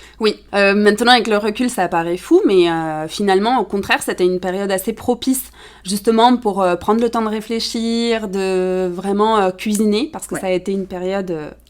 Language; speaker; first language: French; early bilingual, other home language; Spanish